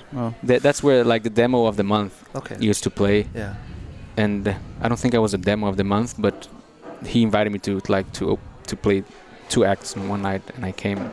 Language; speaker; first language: English; non-native, fluent; Portuguese